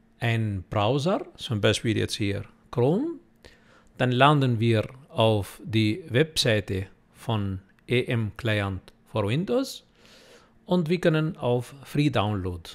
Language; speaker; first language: German; non-native, fluent; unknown